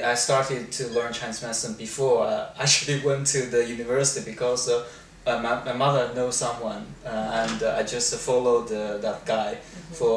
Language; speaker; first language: English; non-native, fluent; Chinese